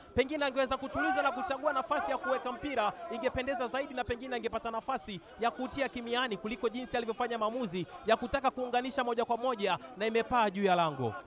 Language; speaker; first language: Swahili; native; Swahili